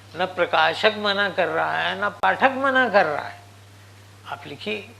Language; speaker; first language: Hindi; non-native, local second language; Punjabi